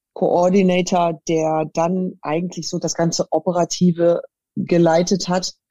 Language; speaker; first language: German; native; German